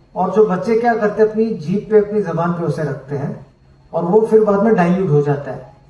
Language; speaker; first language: Hindi; non-native, local second language; Marathi